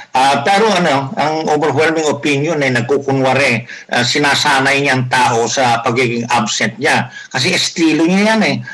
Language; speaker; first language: Filipino; non-native, local second language; Iloko